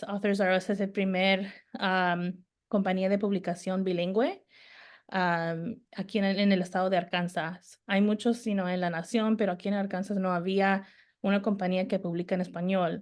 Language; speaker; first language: Spanish; early bilingual, heritage; Spanish